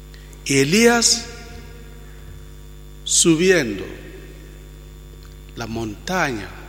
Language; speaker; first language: Spanish; non-native, fluent; Italian